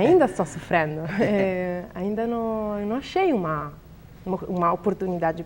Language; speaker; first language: Portuguese; non-native, learner; Italian